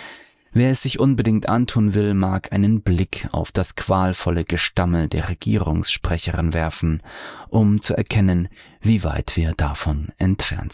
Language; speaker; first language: German; native; German